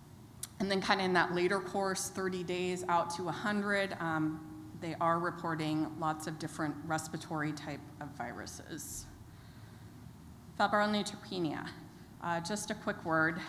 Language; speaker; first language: English; native; English